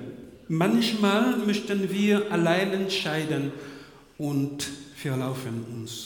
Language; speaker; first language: German; non-native, fluent; French